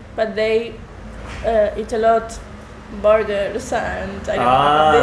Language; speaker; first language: English; non-native, learner; Spanish